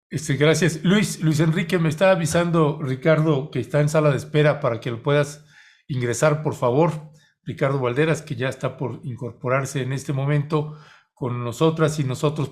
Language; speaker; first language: Spanish; native; Spanish